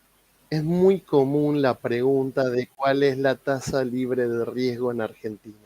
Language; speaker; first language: Spanish; native; Spanish